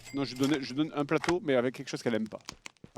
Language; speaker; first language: French; native; French